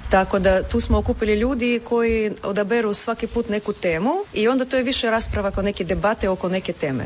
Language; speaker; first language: Croatian; non-native, fluent; Russian